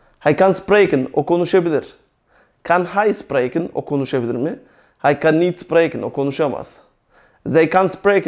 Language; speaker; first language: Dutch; non-native, fluent; Turkish